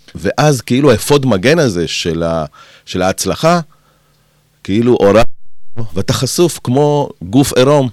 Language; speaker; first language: Hebrew; early bilingual, other home language; Spanish